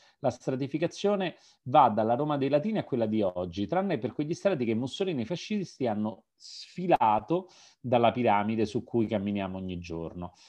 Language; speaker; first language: Italian; native; Italian